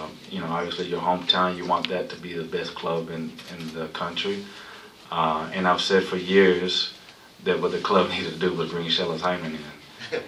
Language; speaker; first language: English; early bilingual, other home language; Spanish